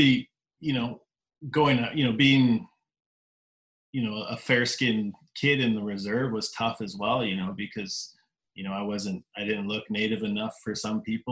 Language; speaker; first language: English; native; English